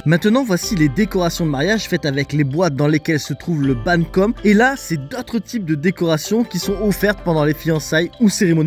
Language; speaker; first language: French; native; French